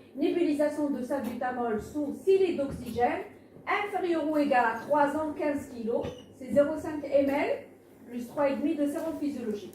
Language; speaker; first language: French; non-native, local second language; Arabic